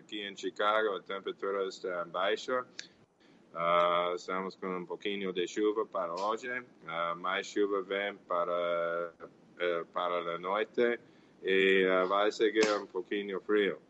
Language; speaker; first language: Portuguese; non-native, fluent; English